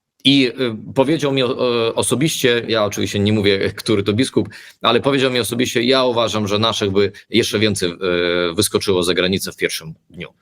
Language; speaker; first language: Polish; early bilingual, heritage; Polish